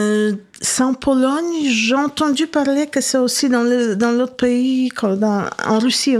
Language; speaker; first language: French; non-native, fluent; Polish